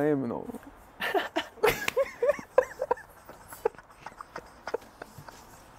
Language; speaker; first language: English; non-native, learner; Portuguese